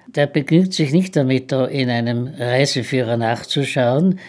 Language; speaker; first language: German; native; German